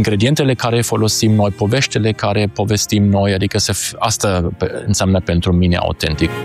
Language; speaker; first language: Romanian; non-native, fluent; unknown